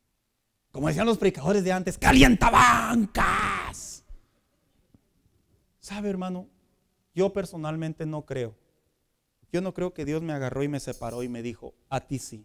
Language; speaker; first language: Spanish; native; Spanish